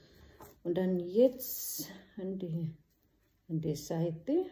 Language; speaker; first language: German; non-native, learner; Filipino